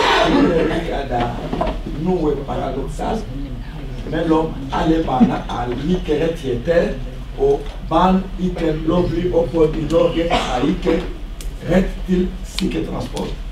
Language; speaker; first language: Norwegian; non-native, learner; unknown